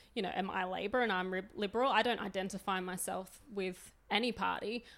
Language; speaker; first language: English; native; English